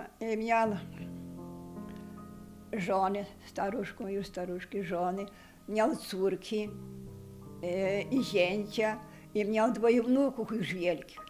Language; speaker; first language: Polish; non-native, local second language; Ukrainian